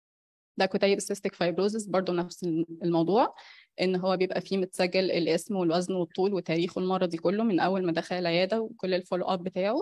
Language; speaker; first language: Arabic; native; Arabic